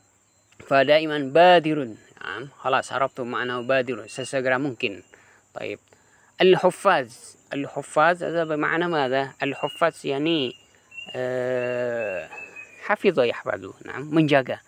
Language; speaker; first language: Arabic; non-native, fluent; Indonesian